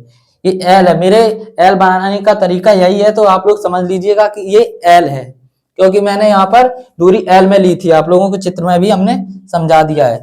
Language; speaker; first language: Hindi; native; Hindi